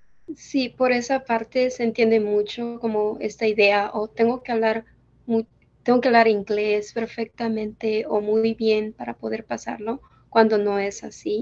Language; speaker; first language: Spanish; early bilingual, heritage; Spanish